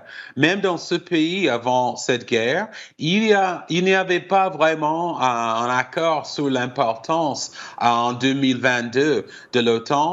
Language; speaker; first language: French; non-native, fluent; English